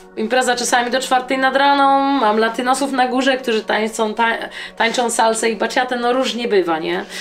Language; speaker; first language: Polish; native; Polish